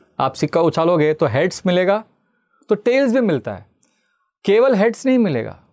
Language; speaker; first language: Hindi; non-native, local second language; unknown